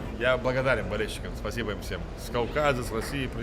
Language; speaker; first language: Russian; non-native, local second language; Chechen